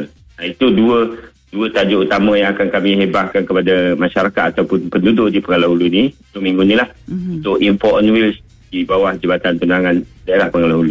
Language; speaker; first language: Malay; native; Malay